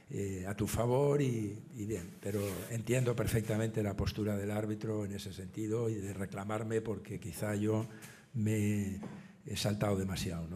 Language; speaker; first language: Spanish; native; Spanish